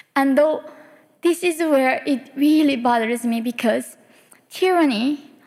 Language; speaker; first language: English; early bilingual, other home language; Korean